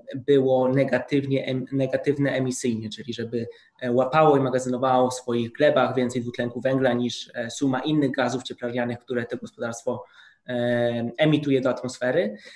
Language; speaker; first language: Polish; native; Polish